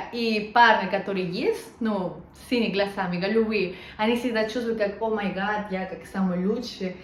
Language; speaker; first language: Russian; non-native, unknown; Spanish